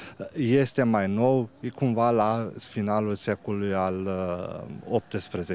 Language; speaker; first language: Romanian; native; Romanian